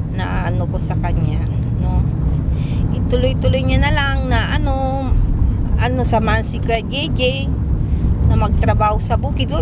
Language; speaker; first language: Filipino; non-native, local second language; Pangasinan